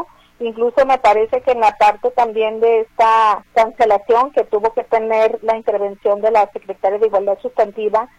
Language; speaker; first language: Spanish; native; Spanish